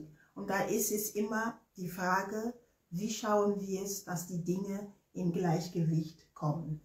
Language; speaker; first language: German; non-native, fluent; Ewe